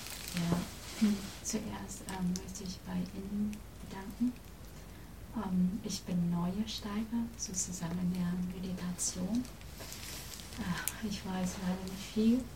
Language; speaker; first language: German; non-native, learner; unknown